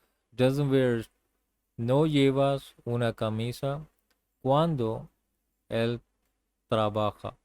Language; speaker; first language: Spanish; non-native, learner; English